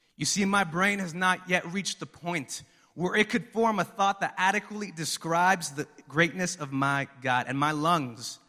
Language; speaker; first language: English; early bilingual, other home language; Spanish